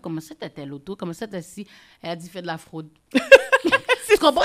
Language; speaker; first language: French; native; French